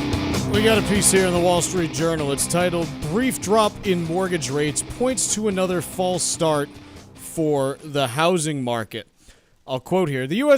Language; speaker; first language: English; native; English